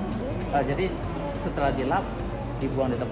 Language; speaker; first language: Indonesian; native; Indonesian